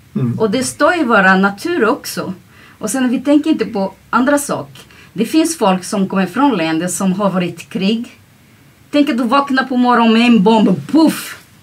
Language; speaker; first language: Swedish; non-native, fluent; Portuguese